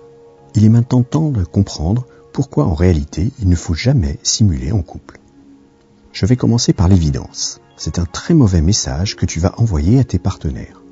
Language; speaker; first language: French; native; French